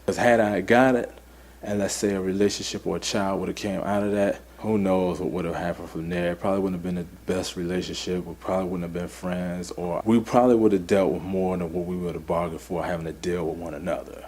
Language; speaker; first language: English; native; English